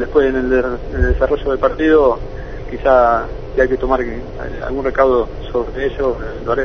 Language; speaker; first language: Spanish; native; Spanish